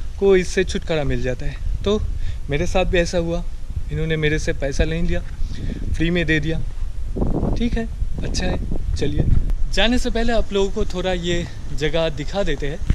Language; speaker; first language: Hindi; non-native, local second language; Bangla